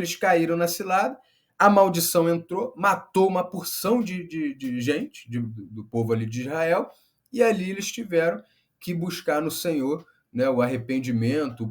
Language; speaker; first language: Portuguese; native; Portuguese